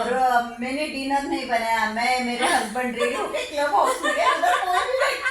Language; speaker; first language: Hindi; non-native, local second language; Marathi